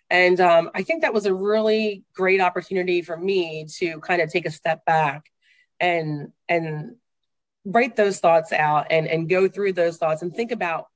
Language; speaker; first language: English; native; English